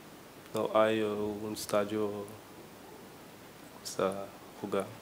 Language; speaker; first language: Spanish; non-native, learner; French